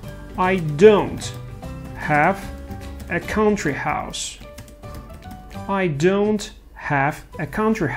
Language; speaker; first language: English; non-native, fluent; Russian